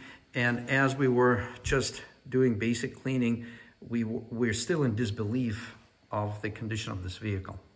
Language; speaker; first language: English; non-native, fluent; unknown